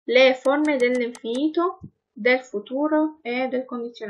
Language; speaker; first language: Italian; non-native, fluent; Arabic